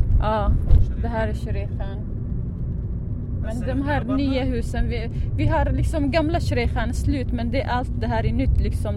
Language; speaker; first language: Swedish; non-native, fluent; Arabic